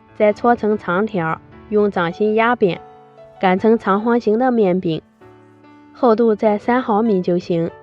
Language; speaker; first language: Chinese; native; Chinese